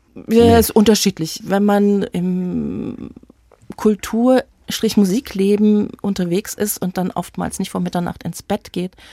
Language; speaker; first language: German; native; German